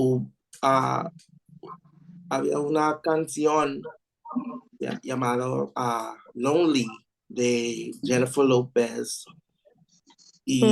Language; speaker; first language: Spanish; non-native, learner; English